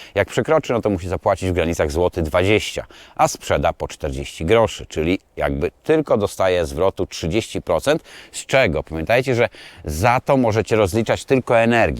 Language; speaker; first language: Polish; native; Polish